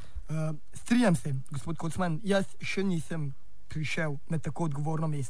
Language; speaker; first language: Slovenian; native; Slovenian